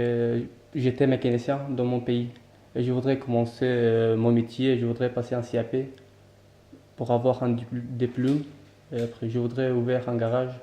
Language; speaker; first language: French; non-native, learner; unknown